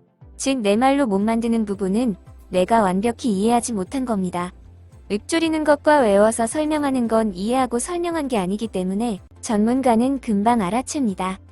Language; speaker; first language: Korean; native; Korean